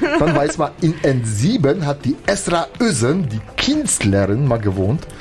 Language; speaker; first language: German; non-native, fluent; Polish